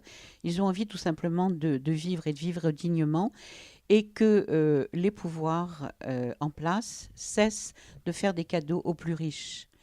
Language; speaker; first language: French; native; French